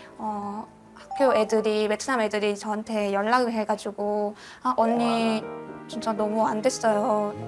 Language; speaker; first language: Korean; non-native, fluent; Vietnamese